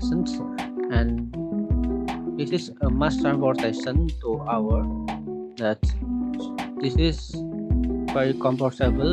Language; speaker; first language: English; non-native, learner; Indonesian